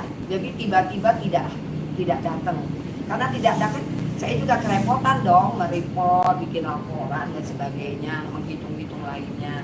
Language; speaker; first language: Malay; non-native, local second language; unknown